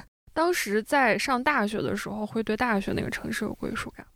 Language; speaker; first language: Chinese; native; Chinese